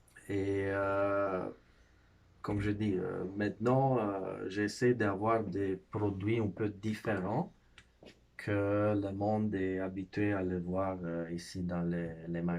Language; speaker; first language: French; non-native, fluent; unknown